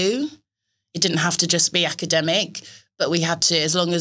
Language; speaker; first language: English; native; English